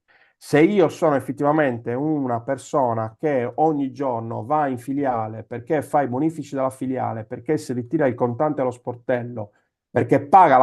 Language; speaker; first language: Italian; native; Italian